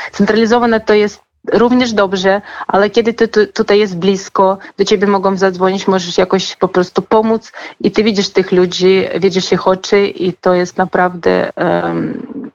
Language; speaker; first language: Polish; non-native, fluent; Ukrainian